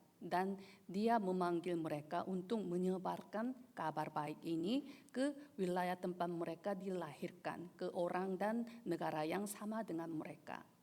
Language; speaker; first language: Indonesian; non-native, fluent; Korean